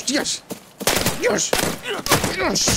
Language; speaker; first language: Spanish; native; Spanish